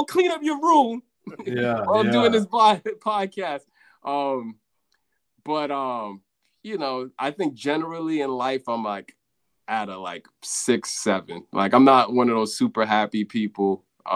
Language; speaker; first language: English; native; English